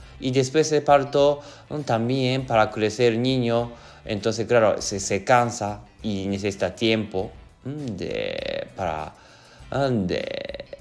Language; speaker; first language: Spanish; non-native, learner; Japanese